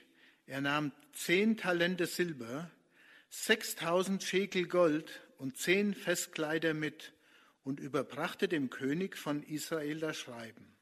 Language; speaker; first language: German; native; German